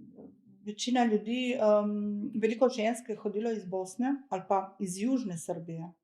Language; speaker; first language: Slovenian; early bilingual, other home language; Croatian